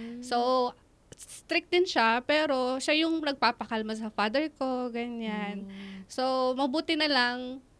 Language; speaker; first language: Filipino; native; Filipino